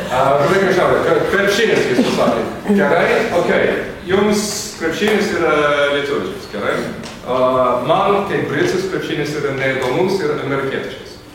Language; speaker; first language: Lithuanian; non-native, fluent; English